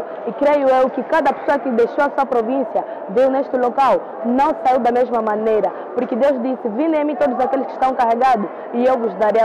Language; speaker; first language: Portuguese; native; Portuguese